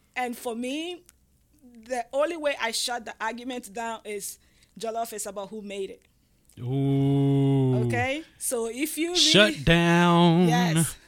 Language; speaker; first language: English; non-native, local second language; Ga